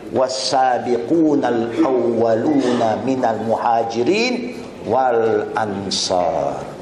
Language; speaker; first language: Malay; non-native, local second language; Chinese